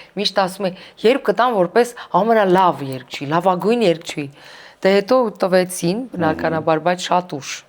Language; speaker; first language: Armenian; early bilingual, heritage; Armenian